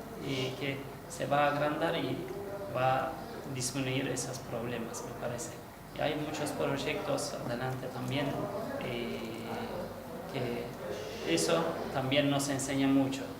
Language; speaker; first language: Spanish; non-native, learner; Turkish